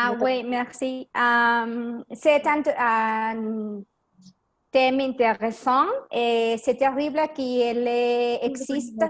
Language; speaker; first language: French; non-native, learner; Spanish